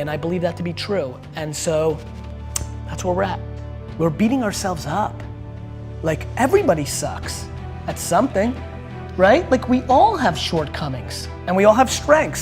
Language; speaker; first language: English; early bilingual, other home language; Russian